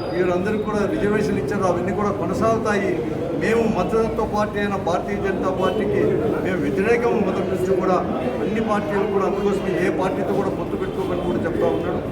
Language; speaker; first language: Telugu; native; Telugu